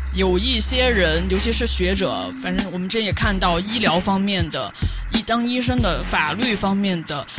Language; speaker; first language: Chinese; native; Chinese